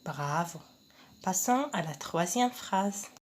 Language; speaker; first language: French; non-native, local second language; Arabic